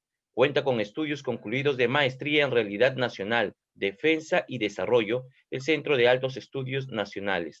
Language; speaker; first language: Spanish; native; Spanish